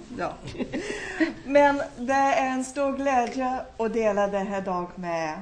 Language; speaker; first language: Swedish; non-native, fluent; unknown